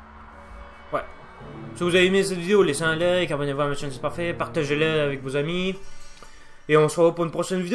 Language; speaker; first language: French; native; French